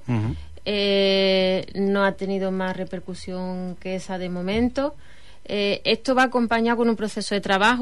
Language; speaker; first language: Spanish; native; Spanish